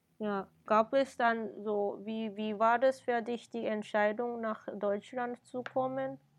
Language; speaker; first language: German; native; German